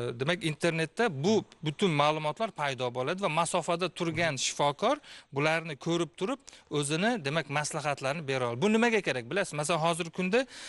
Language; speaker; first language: Uzbek; native; Uzbek